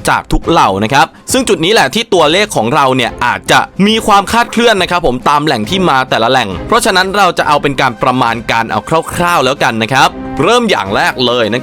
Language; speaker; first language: Thai; native; Thai